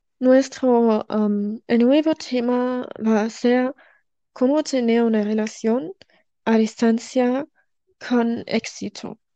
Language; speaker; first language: Spanish; non-native, learner; German